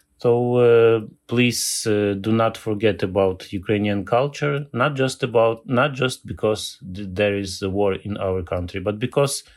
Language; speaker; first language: English; non-native, learner; Ukrainian